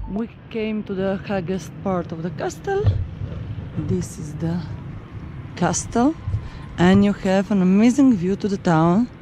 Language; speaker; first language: English; non-native, fluent; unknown